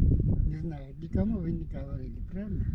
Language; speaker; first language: Russian; non-native, local second language; Armenian